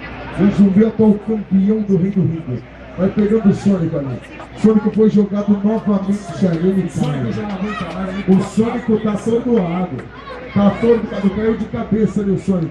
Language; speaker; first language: Portuguese; native; Portuguese